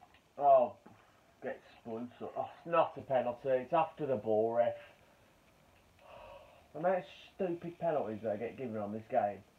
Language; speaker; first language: English; native; English